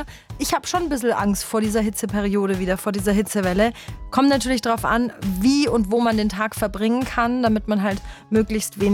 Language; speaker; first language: German; native; German